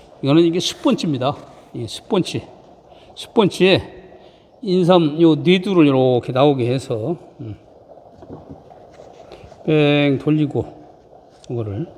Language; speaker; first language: Korean; native; Korean